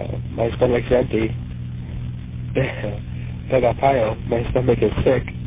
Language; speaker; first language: English; native; English